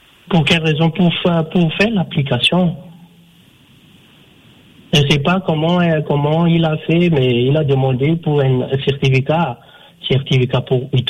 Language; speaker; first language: French; non-native, learner; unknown